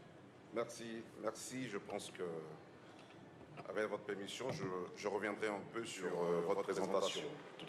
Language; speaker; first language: French; non-native, fluent; Russian